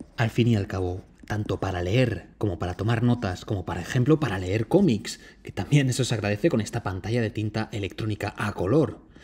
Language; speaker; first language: Spanish; native; Spanish